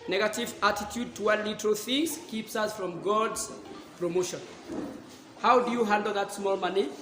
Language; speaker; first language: English; non-native, local second language; Swahili